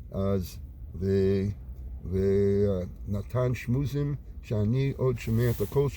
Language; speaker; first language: Hebrew; non-native, fluent; English